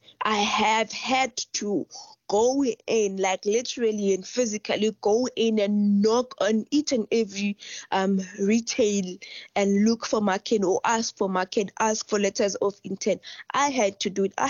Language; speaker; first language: English; non-native, local second language; Northern Sotho